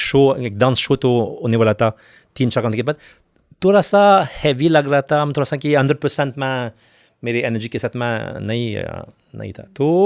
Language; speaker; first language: Hindi; non-native, fluent; French